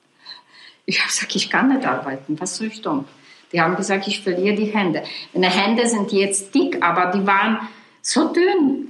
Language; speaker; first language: German; non-native, fluent; Polish